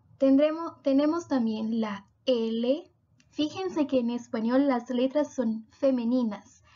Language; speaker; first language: Spanish; non-native, fluent; Portuguese